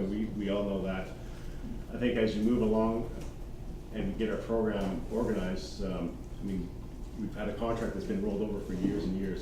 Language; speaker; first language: English; native; English